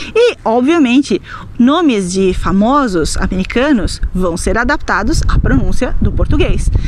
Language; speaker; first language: Portuguese; native; Portuguese